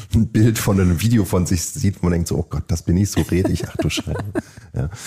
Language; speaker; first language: German; native; German